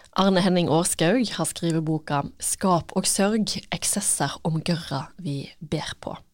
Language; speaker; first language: Norwegian; native; Norwegian